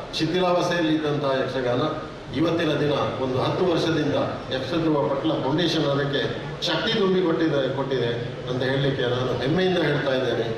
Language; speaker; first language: Kannada; non-native, local second language; Tulu